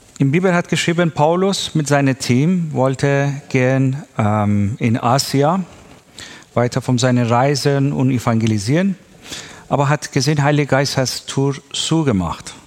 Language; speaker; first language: German; non-native, learner; Persian